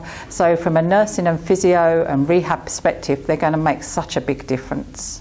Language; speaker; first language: English; native; English